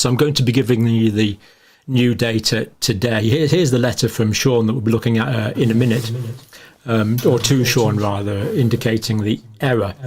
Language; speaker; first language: English; native; English